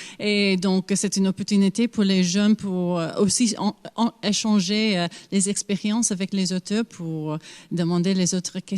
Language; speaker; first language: French; non-native, fluent; English